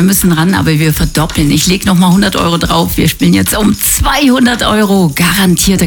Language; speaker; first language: German; native; German